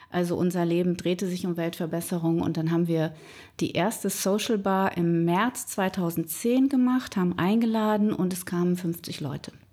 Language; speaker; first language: German; native; German